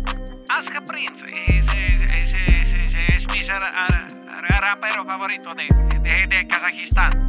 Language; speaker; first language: Spanish; non-native, learner; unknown